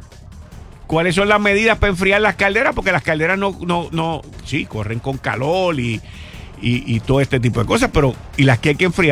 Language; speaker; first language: Spanish; native; Spanish